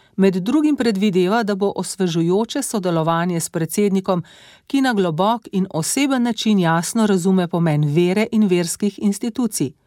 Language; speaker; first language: Slovenian; native; Slovenian